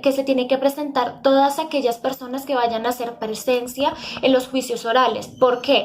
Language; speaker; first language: Spanish; native; Spanish